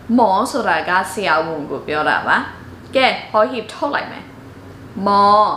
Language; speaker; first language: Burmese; early bilingual, heritage; Burmese